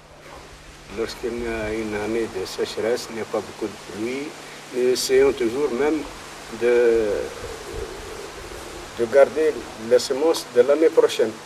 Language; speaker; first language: French; non-native, fluent; Arabic